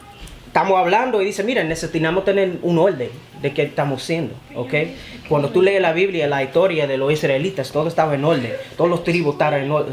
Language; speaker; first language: Spanish; early bilingual, heritage; Spanish